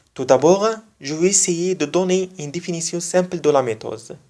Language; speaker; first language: French; non-native, fluent; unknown